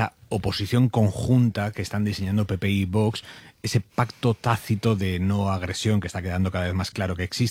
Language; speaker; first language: Spanish; native; Spanish